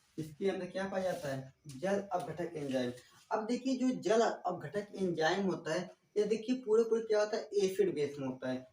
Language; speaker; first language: Hindi; native; Hindi